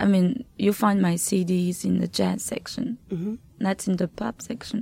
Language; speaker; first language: English; non-native, fluent; French